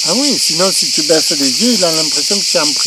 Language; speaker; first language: French; native; French